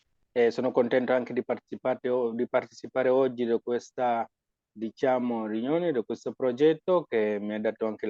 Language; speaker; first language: Italian; non-native, fluent; Wolof